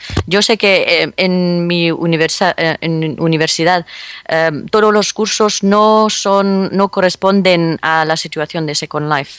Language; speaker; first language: Spanish; non-native, fluent; French